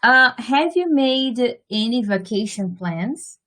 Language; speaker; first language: English; non-native, fluent; Portuguese